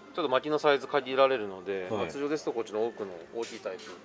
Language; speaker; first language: Japanese; native; Japanese